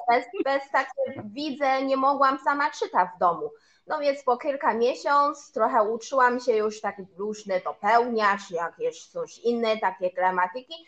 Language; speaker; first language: Polish; non-native, learner; Chinese